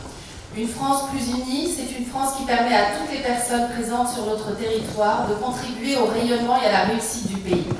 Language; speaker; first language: French; native; French